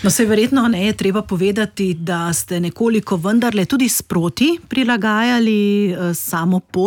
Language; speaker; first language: Slovenian; native; Slovenian